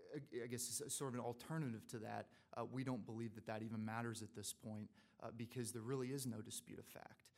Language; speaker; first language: English; native; English